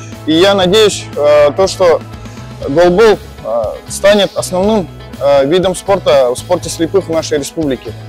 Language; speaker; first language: Russian; native; Russian